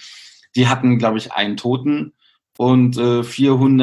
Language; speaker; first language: German; native; German